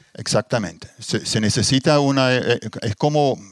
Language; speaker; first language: Spanish; non-native, fluent; Dutch